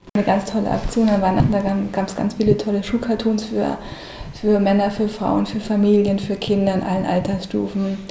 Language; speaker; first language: German; native; German